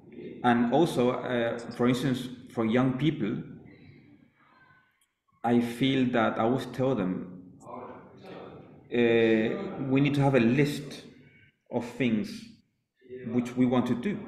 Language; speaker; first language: English; non-native, fluent; Spanish